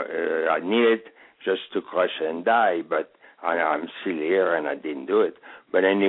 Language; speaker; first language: English; non-native, fluent; French